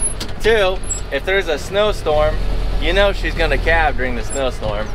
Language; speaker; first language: English; native; English